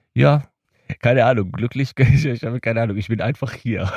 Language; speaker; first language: German; non-native, learner; Hebrew